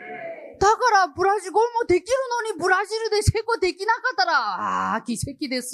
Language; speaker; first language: Japanese; non-native, learner; Chinese